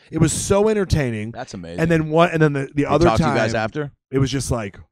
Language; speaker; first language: English; native; English